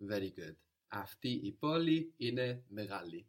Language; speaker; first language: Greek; non-native, fluent; English